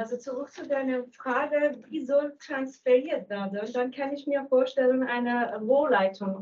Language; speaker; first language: German; non-native, learner; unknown